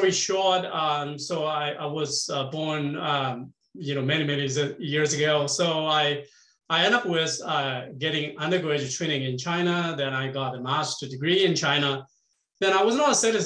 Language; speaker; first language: English; non-native, fluent; Chinese